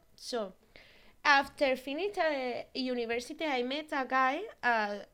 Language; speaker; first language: English; non-native, learner; Spanish